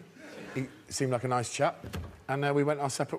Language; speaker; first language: English; native; English